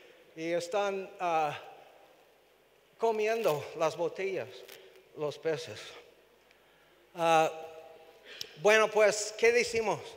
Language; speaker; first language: Spanish; non-native, fluent; English